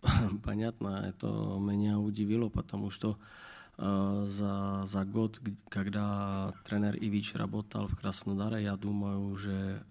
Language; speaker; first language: Russian; non-native, learner; Czech